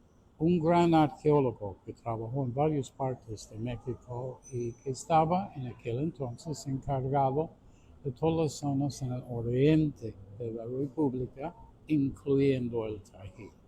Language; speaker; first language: Spanish; non-native, fluent; English